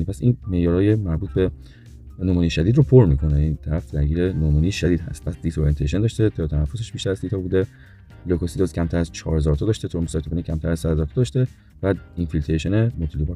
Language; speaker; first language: Persian; native; Persian